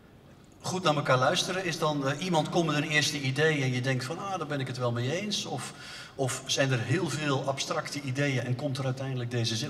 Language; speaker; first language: Dutch; native; Dutch